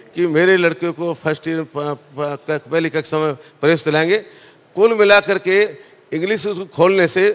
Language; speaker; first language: Hindi; native; Hindi